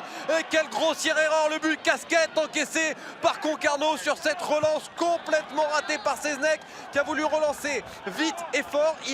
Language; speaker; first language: French; native; French